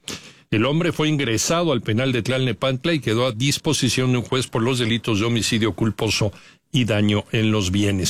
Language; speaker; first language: Spanish; native; Spanish